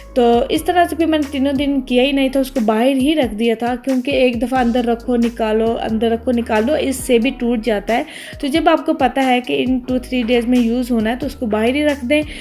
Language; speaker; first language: Urdu; non-native, local second language; Punjabi